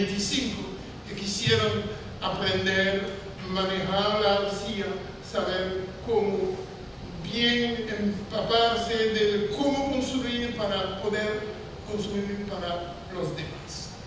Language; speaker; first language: Spanish; non-native, fluent; French